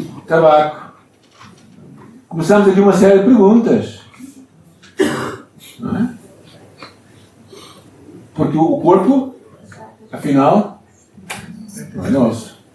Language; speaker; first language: Portuguese; native; Portuguese